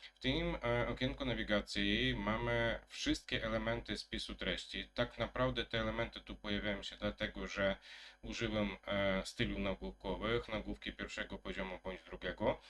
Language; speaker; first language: Polish; native; Polish